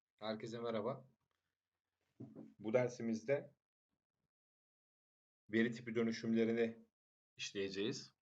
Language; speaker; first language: Turkish; native; Turkish